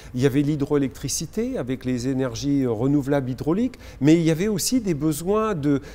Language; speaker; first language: French; native; French